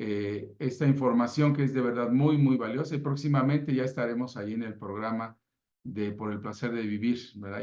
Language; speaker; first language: Spanish; native; Spanish